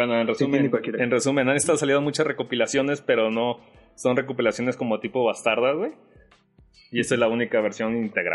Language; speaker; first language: Spanish; native; Spanish